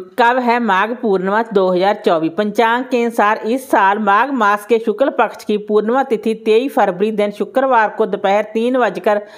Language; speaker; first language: Hindi; native; Hindi